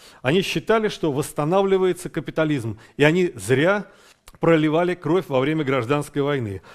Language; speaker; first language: Russian; native; Russian